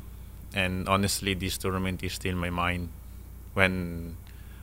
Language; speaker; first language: English; non-native, learner; Italian